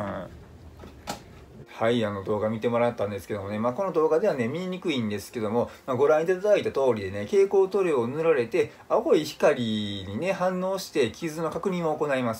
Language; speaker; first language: Japanese; native; Japanese